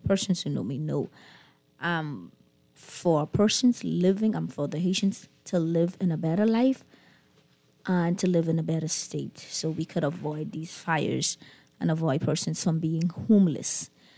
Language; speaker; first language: English; non-native, fluent; Haitian Creole